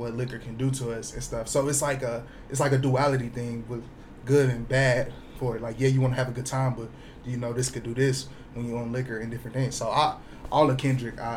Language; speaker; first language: English; native; English